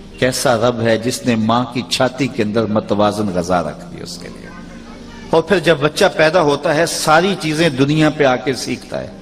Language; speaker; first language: Urdu; non-native, local second language; Punjabi